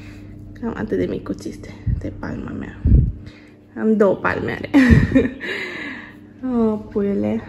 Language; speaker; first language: Romanian; native; Romanian